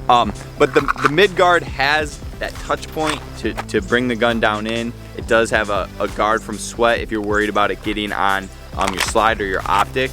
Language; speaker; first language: English; native; English